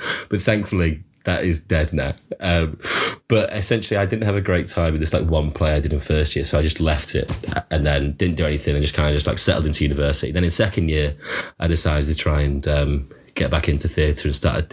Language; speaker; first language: English; native; English